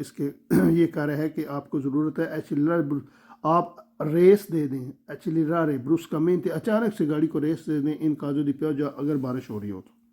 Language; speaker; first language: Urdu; non-native, local second language; Punjabi